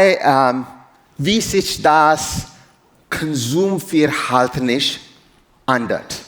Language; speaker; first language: German; non-native, learner; English